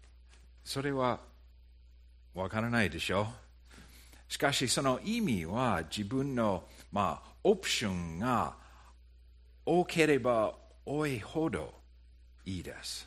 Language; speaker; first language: Japanese; non-native, fluent; English